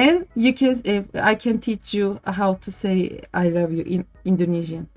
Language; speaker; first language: English; non-native, learner; Turkish